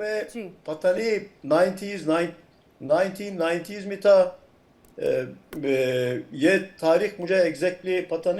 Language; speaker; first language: Hindi; non-native, fluent; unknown